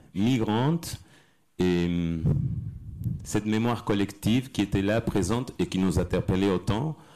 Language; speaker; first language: French; non-native, fluent; Spanish